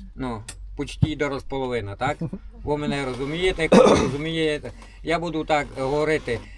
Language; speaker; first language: Ukrainian; native; Ukrainian